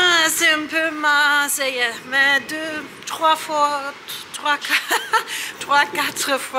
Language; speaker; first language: French; non-native, learner; Turkish